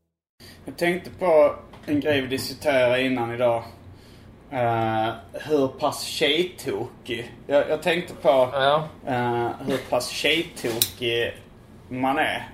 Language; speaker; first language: Swedish; native; Swedish